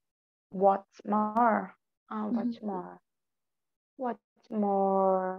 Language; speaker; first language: English; non-native, learner; Portuguese